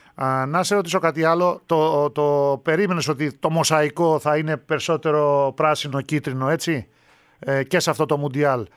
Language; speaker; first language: Greek; native; Greek